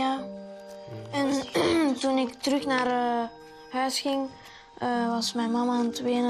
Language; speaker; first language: Dutch; early bilingual, other home language; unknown